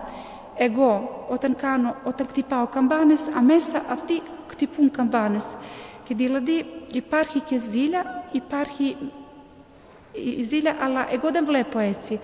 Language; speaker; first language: Greek; non-native, fluent; Serbian